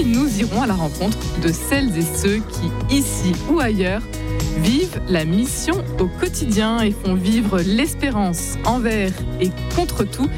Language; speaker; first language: French; native; French